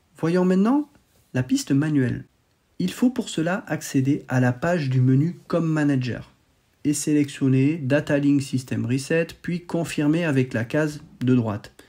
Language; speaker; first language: French; native; French